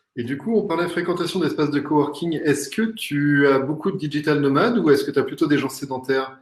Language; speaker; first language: French; native; French